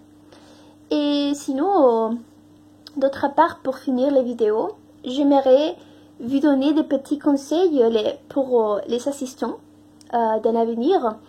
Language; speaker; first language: French; non-native, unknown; Spanish